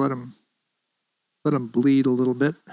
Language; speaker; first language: English; native; English